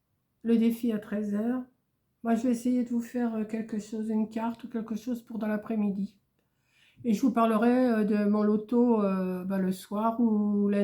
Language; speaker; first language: French; native; French